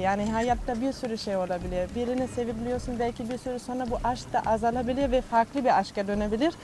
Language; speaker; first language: Turkish; non-native, fluent; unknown